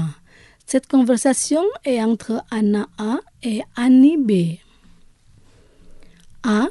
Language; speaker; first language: French; non-native, fluent; Indonesian